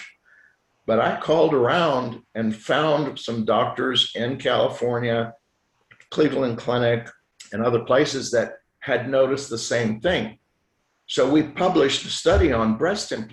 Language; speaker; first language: English; non-native, fluent; French